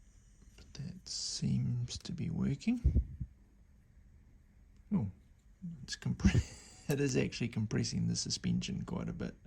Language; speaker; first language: English; native; English